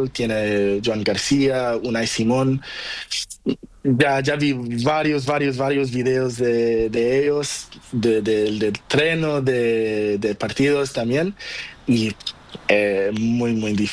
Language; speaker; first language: Spanish; non-native, learner; Portuguese